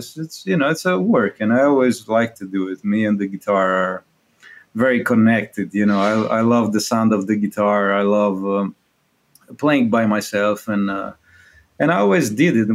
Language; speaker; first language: English; non-native, fluent; Italian